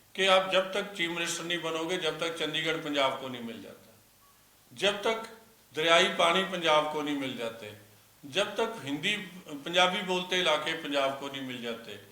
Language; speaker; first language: Hindi; non-native, local second language; Punjabi